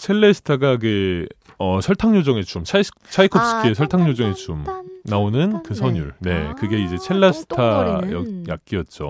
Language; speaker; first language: Korean; native; Korean